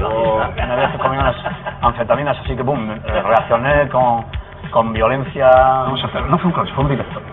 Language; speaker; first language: Spanish; native; Spanish